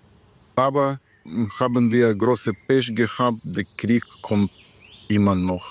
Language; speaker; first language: German; non-native, learner; Russian